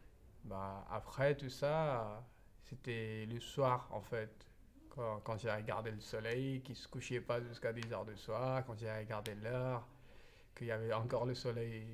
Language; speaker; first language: French; non-native, learner; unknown